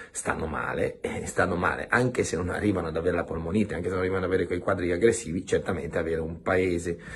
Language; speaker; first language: Italian; native; Italian